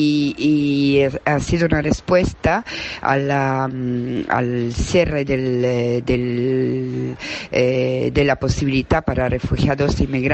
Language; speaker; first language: Spanish; non-native, fluent; Italian